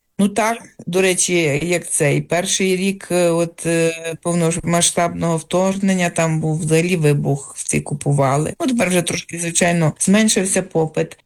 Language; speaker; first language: Ukrainian; native; Ukrainian